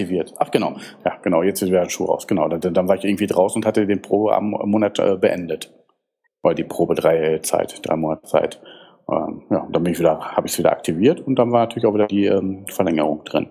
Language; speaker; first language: German; native; German